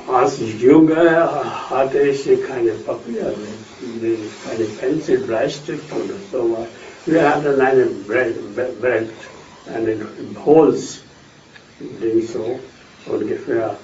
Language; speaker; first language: German; non-native, fluent; Hindi